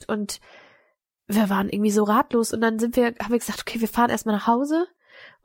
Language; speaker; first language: German; native; German